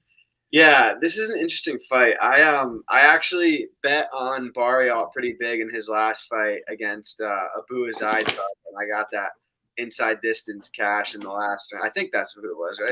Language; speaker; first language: English; native; English